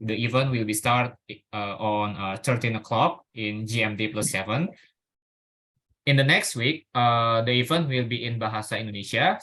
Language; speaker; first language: English; non-native, learner; Indonesian